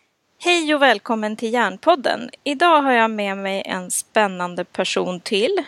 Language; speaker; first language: Swedish; native; Swedish